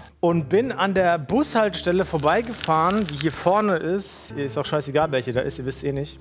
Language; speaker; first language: German; early bilingual, other home language; Italian